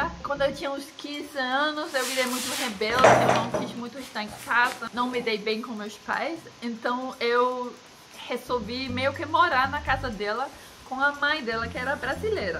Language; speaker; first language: Portuguese; non-native, fluent; Danish